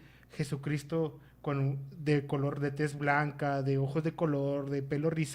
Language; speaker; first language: Spanish; native; Spanish